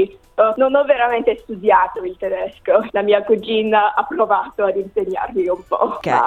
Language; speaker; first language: Italian; non-native, learner; English